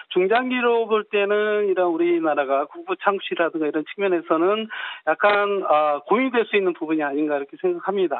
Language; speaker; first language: Korean; native; Korean